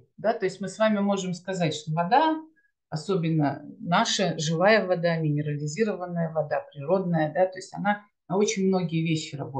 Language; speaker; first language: Russian; native; Russian